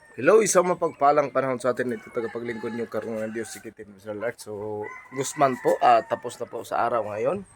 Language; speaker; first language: Filipino; non-native, local second language; Cebuano